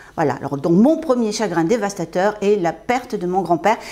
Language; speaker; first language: French; native; French